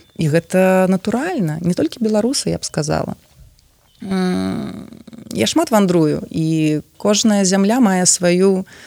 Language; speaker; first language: Belarusian; non-native, local second language; Russian